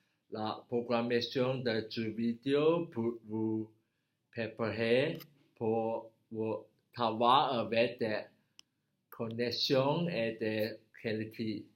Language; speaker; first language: French; non-native, learner; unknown